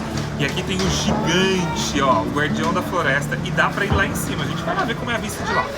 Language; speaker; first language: Portuguese; native; Portuguese